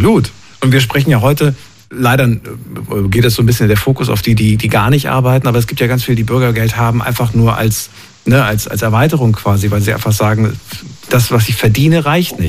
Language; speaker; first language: German; native; German